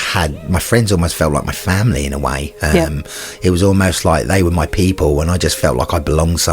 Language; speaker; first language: English; native; English